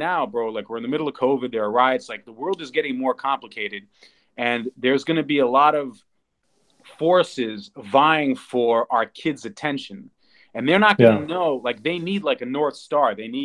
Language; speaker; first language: English; native; English